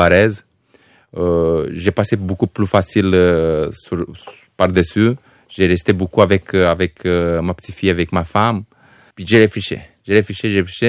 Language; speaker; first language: French; non-native, fluent; Romanian